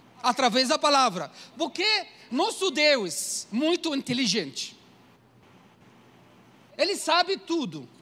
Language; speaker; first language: Portuguese; non-native, learner; Arabic